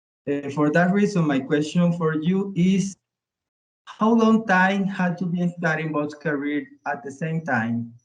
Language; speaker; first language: English; non-native, learner; Spanish